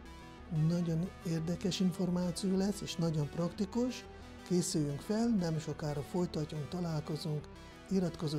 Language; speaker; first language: Hungarian; non-native, fluent; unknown